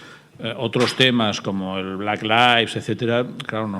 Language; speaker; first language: Spanish; native; Spanish